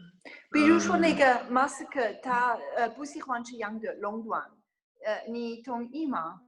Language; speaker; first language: Chinese; non-native, fluent; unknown